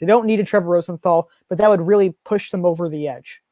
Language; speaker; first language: English; native; English